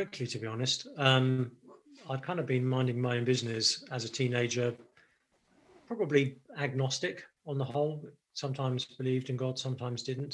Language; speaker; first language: English; native; English